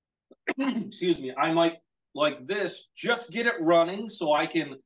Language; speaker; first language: English; native; English